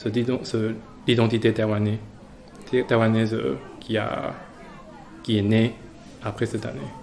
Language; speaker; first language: French; non-native, fluent; Chinese